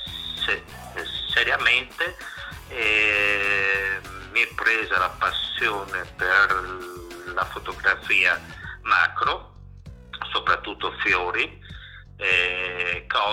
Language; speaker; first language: Italian; native; Italian